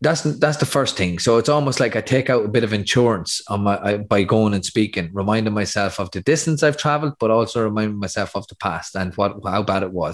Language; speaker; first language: English; native; English